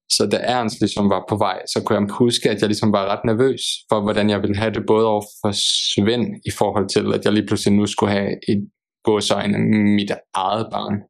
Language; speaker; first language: Danish; early bilingual, other home language; Bosnian